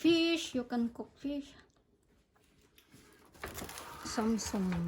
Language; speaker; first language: English; non-native, learner; Filipino